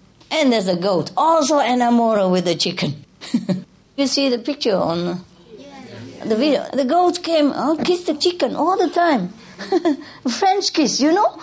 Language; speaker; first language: English; non-native, fluent; Vietnamese